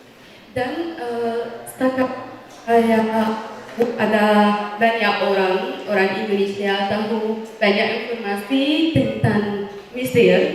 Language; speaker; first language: Indonesian; non-native, fluent; Arabic